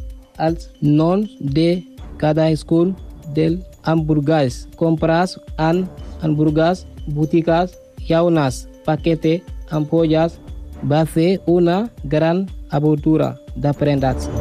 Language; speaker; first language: Catalan; non-native, learner; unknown